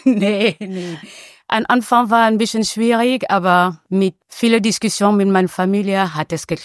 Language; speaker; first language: German; non-native, learner; French